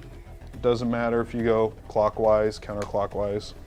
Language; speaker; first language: English; native; English